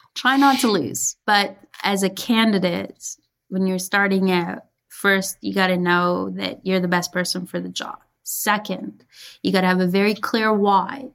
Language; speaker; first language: English; early bilingual, other home language; Persian